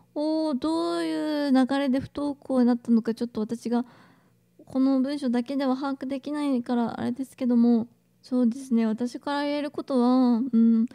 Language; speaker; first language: Japanese; native; Japanese